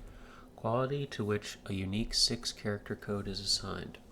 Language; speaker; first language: English; native; English